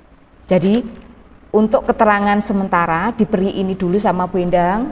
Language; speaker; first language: Malay; native; Malay